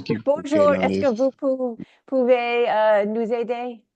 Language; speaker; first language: French; non-native, learner; English